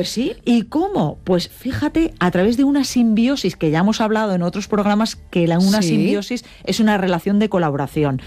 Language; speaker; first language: Spanish; native; Spanish